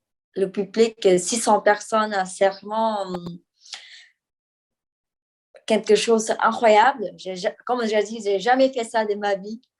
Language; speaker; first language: French; non-native, fluent; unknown